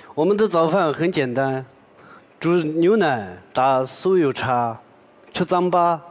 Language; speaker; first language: Chinese; non-native, local second language; Tibetan